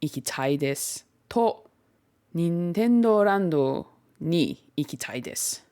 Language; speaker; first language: Japanese; non-native, learner; Turkish